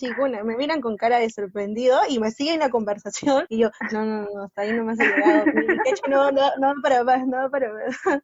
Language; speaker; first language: Spanish; non-native, local second language; Quechua